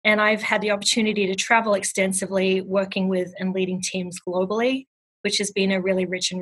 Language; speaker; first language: English; native; English